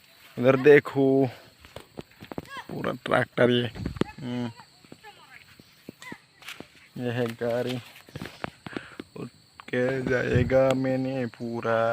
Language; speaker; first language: Hindi; non-native, local second language; Kok Borok